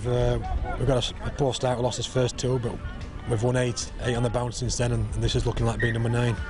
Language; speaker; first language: English; native; English